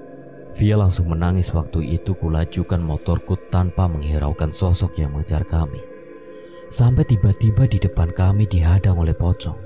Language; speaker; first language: Indonesian; native; Indonesian